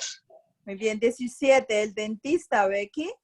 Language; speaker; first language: Spanish; non-native, fluent; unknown